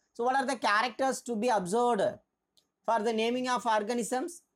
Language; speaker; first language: English; non-native, local second language; Tamil